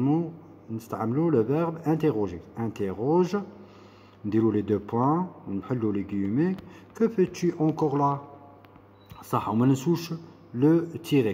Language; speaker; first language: French; non-native, local second language; Arabic